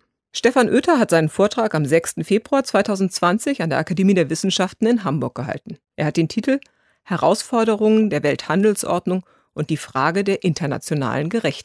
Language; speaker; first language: German; native; German